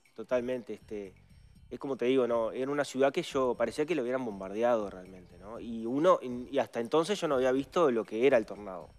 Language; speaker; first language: Spanish; native; Spanish